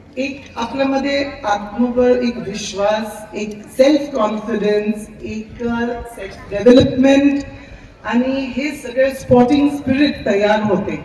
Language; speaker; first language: Marathi; non-native, local second language; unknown